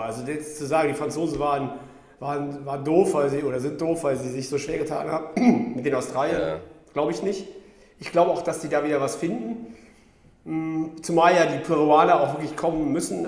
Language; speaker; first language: German; native; German